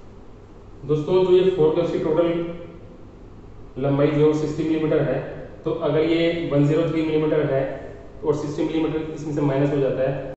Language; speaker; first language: Hindi; native; Hindi